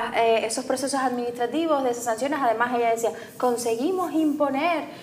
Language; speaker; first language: Spanish; native; Spanish